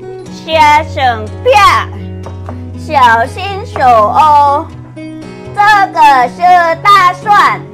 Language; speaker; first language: Chinese; non-native, learner; Thai